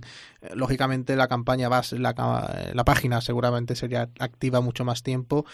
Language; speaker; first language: Spanish; native; Spanish